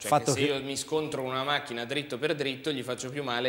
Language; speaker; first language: Italian; native; Italian